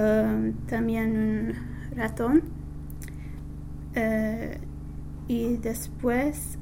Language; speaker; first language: Spanish; non-native, learner; English